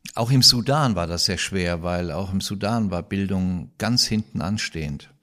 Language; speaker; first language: German; native; German